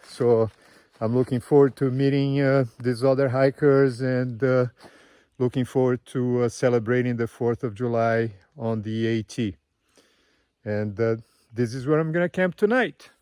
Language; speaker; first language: English; non-native, fluent; Portuguese